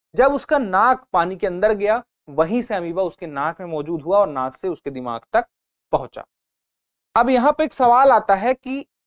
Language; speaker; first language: Hindi; native; Hindi